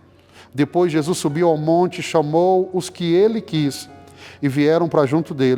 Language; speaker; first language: Portuguese; native; Portuguese